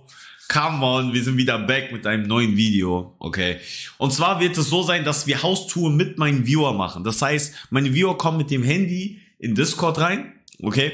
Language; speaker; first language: German; native; German